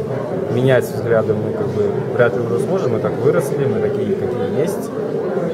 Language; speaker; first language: Russian; native; Russian